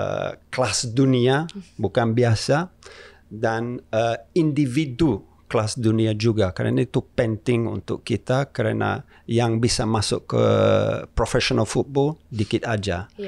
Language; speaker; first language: Indonesian; non-native, fluent; English